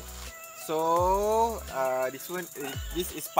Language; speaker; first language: English; non-native, learner; Malay